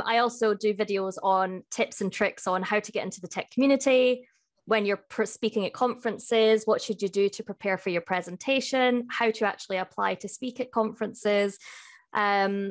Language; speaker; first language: English; native; English